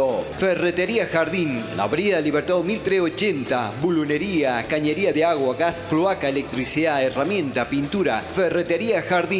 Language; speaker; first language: Spanish; native; Spanish